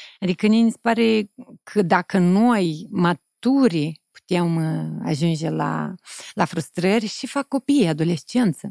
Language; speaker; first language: Romanian; native; Romanian